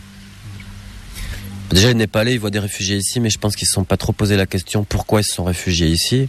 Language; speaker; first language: French; native; French